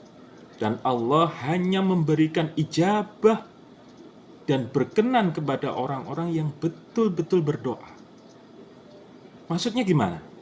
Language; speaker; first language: Indonesian; native; Indonesian